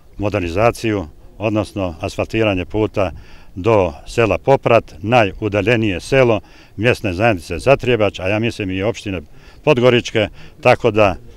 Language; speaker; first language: Bosnian; non-native, local second language; Albanian